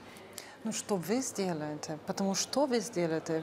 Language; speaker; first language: Russian; non-native, fluent; Slovenian